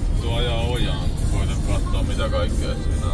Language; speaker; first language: Finnish; native; Finnish